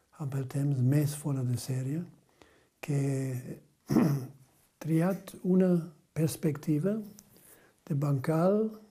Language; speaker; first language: Catalan; non-native, fluent; German